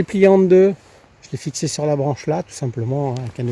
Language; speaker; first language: French; native; French